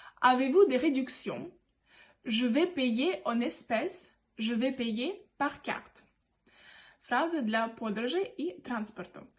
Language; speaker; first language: French; non-native, fluent; Ukrainian